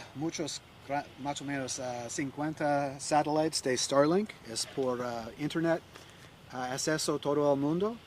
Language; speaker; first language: Spanish; non-native, learner; English